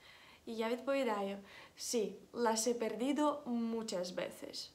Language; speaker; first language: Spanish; non-native, fluent; Ukrainian